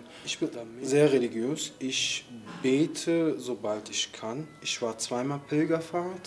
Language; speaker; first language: German; early bilingual, other home language; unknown